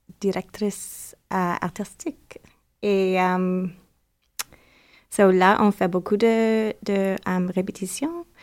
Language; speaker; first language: French; non-native, learner; English